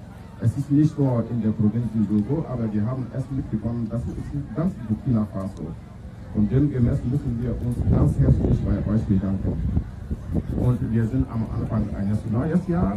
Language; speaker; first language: German; non-native, fluent; French